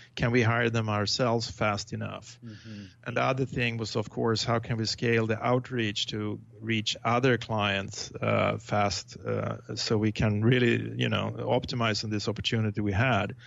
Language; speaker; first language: English; non-native, fluent; Swedish